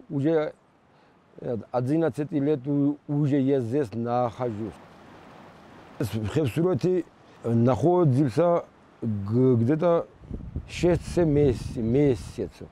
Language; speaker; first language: Russian; non-native, local second language; Georgian